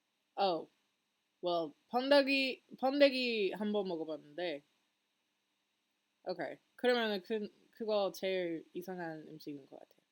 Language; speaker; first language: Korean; non-native, learner; English